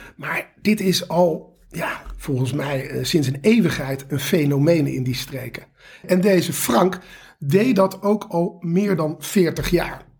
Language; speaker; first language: Dutch; native; Dutch